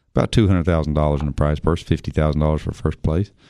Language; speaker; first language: English; native; English